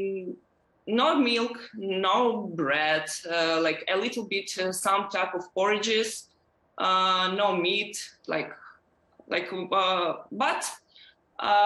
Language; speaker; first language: English; non-native, learner; Ukrainian